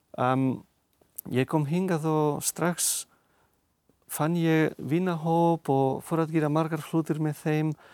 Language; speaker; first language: Icelandic; non-native, fluent; Catalan